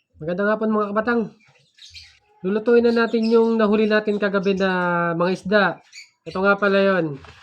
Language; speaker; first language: Filipino; native; Filipino